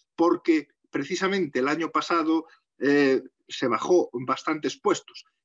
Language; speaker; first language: Spanish; native; Spanish